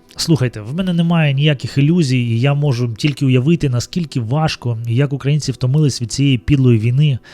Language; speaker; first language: Ukrainian; non-native, local second language; Russian